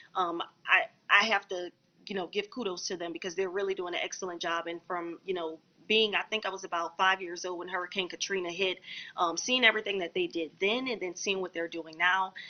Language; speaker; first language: English; native; English